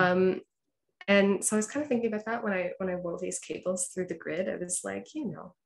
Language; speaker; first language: English; native; English